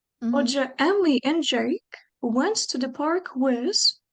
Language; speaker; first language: English; non-native, fluent; Ukrainian